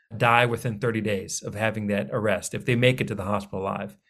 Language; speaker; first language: English; early bilingual, other home language; Hindi